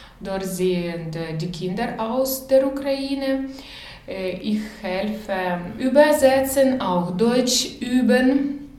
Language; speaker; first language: German; non-native, learner; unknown